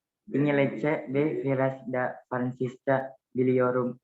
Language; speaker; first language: Turkish; non-native, learner; Indonesian